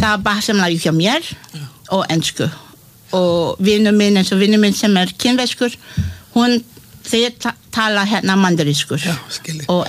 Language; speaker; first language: Icelandic; non-native, learner; Malay